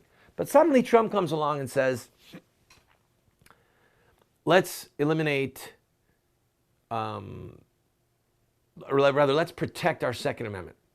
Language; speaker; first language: English; native; English